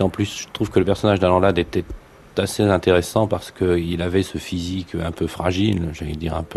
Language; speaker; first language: French; native; French